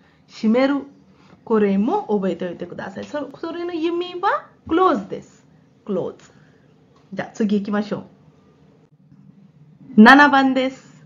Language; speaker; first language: Japanese; non-native, fluent; Hindi